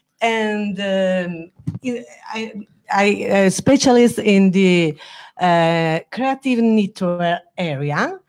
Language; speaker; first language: English; non-native, learner; Italian